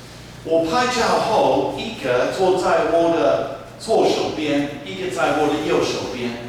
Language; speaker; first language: Chinese; non-native, fluent; English